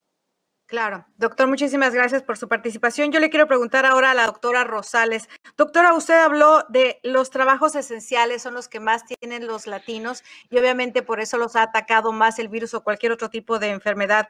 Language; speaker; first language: Spanish; native; Spanish